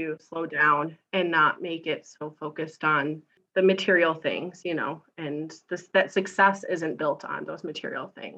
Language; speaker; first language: English; native; English